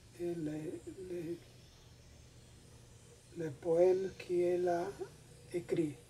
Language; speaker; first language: French; non-native, learner; Spanish